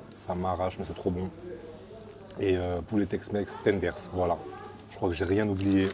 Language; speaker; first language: French; native; French